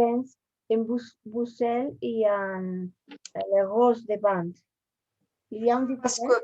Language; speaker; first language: French; non-native, learner; Spanish